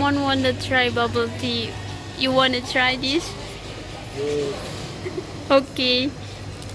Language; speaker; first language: English; non-native, learner; Serbian